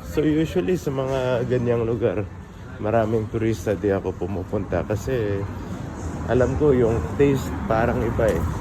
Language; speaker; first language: Filipino; native; Filipino